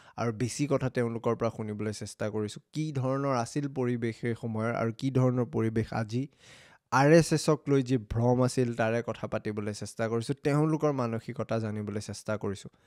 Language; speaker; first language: Assamese; native; Assamese